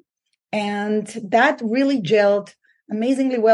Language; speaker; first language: English; non-native, fluent; Spanish